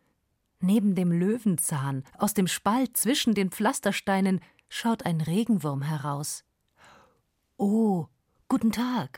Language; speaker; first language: German; native; German